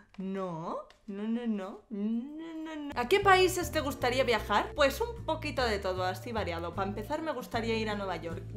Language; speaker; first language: Spanish; native; Spanish